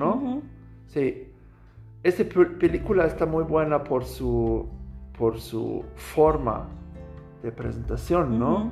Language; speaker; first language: Spanish; non-native, learner; German